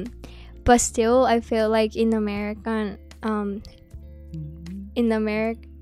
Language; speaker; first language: English; non-native, fluent; Japanese